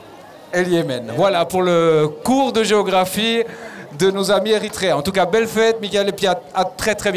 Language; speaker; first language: French; native; French